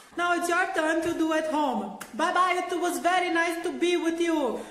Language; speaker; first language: English; non-native, fluent; Portuguese